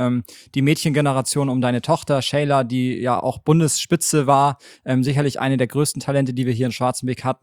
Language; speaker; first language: German; native; German